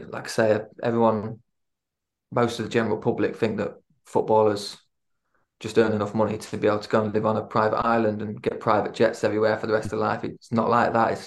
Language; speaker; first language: English; native; English